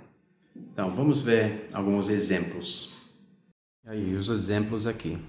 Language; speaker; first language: Portuguese; non-native, fluent; English